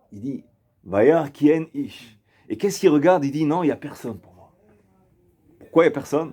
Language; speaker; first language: French; native; French